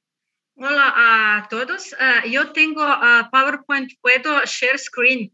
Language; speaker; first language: Spanish; non-native, learner; Croatian